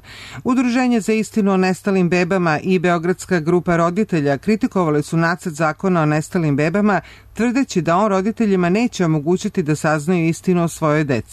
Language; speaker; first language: Serbian; native; Serbian